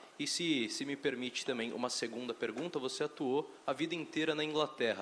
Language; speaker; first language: Portuguese; native; Portuguese